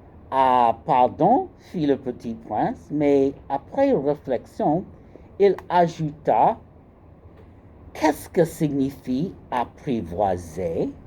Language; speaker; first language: French; non-native, fluent; English